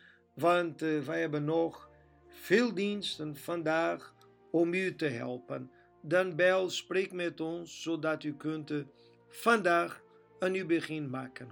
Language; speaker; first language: Dutch; non-native, fluent; Portuguese